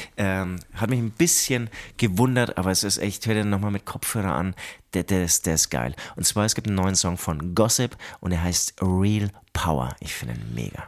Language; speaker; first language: German; native; German